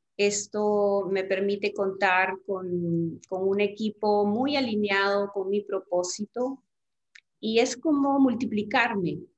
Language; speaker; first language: Spanish; native; Spanish